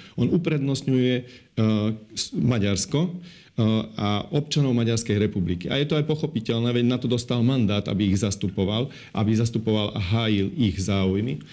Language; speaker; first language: Slovak; non-native, local second language; Hungarian